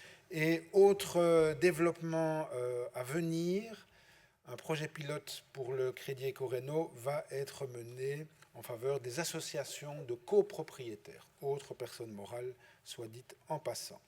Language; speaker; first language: French; native; French